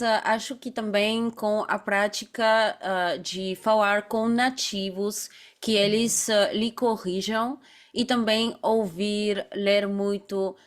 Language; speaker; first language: Portuguese; non-native, fluent; Bulgarian